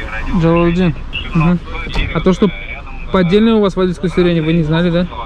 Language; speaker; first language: Russian; native; Russian